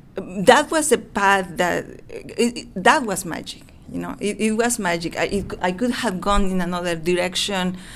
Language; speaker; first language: English; non-native, fluent; Spanish